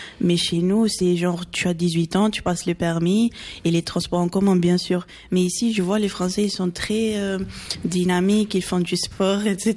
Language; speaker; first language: French; non-native, fluent; Portuguese